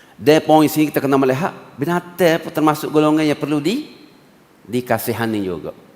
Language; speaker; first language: Malay; native; Malay